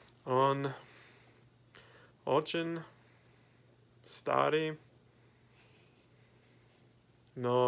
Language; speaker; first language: Russian; non-native, learner; English